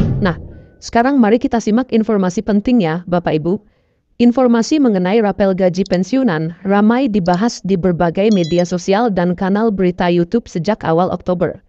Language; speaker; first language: Indonesian; native; Indonesian